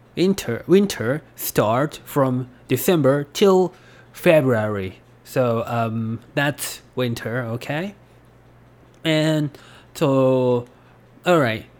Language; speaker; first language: English; non-native, fluent; Japanese